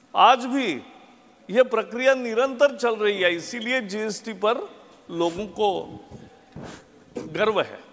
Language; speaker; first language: Hindi; non-native, local second language; Marathi